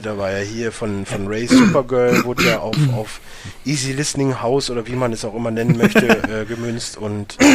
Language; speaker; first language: German; native; German